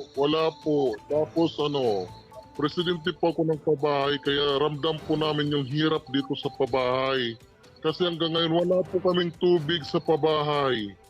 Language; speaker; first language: Filipino; non-native, local second language; Waray